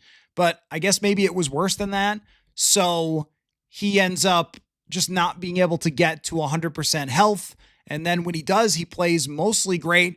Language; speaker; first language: English; native; English